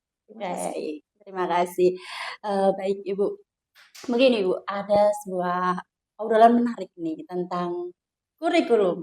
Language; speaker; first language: Indonesian; non-native, local second language; Javanese